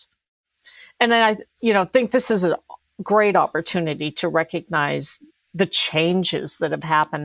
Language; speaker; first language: English; native; English